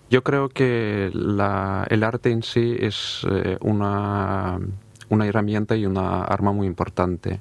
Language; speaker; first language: Spanish; non-native, fluent; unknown